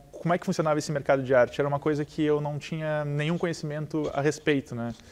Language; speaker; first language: Portuguese; native; Portuguese